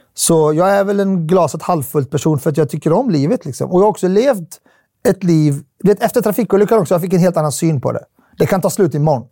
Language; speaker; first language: Swedish; early bilingual, other home language; Arabic